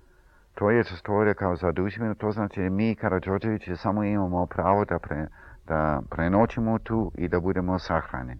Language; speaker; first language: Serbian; early bilingual, heritage; Serbian